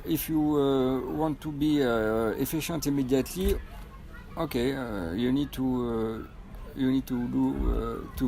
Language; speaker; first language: English; non-native, fluent; French